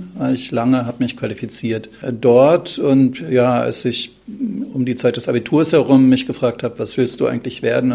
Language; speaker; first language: German; native; German